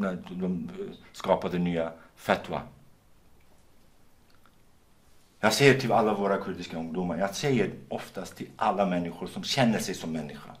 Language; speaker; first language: Swedish; non-native, fluent; Kurdish